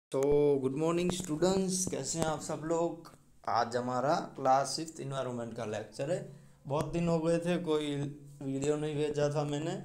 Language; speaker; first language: Hindi; native; Hindi